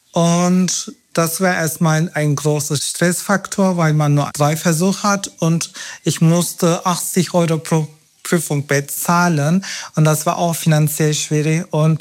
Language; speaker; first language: German; non-native, fluent; Turkish